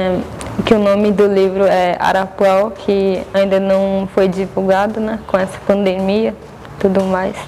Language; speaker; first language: Portuguese; non-native, local second language; Guarani